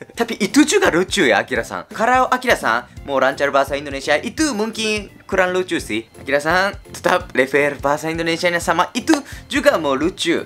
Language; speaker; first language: Indonesian; non-native, fluent; Japanese